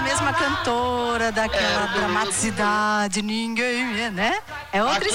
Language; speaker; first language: Portuguese; native; Portuguese